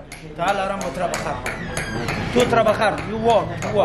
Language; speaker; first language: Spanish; non-native, learner; Arabic